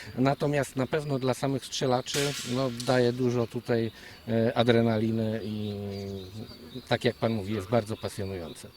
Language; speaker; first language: Polish; native; Polish